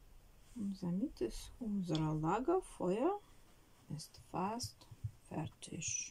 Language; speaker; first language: German; non-native, learner; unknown